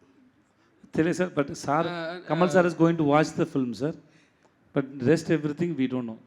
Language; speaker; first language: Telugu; non-native, learner; Tamil